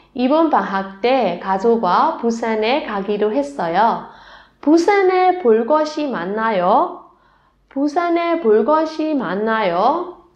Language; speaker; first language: Korean; non-native, learner; Burmese